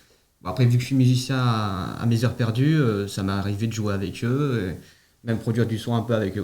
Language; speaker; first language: French; native; French